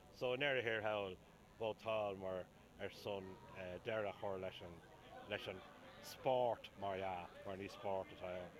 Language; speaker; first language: Irish; non-native, local second language; English